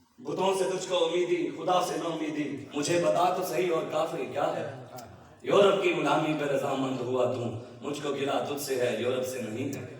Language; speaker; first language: Urdu; non-native, local second language; Punjabi